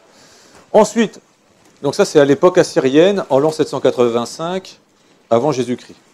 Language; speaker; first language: French; native; French